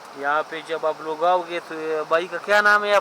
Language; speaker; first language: Hindi; non-native, local second language; Pashto